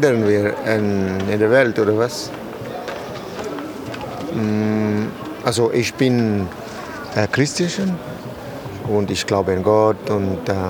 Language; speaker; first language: German; non-native, learner; Spanish